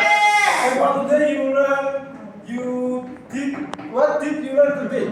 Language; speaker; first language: English; non-native, learner; Indonesian